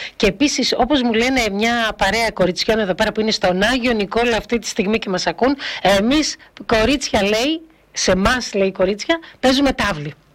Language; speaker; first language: Greek; early bilingual, heritage; Greek